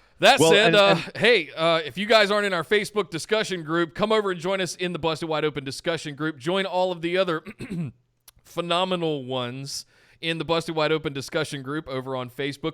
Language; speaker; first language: English; native; English